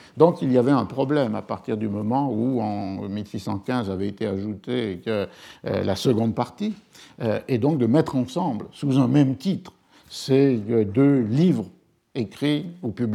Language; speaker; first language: French; native; French